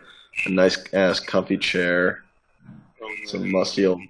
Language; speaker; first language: English; native; English